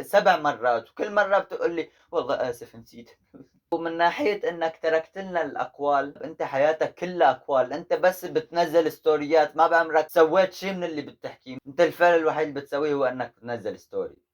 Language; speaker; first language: Arabic; native; Arabic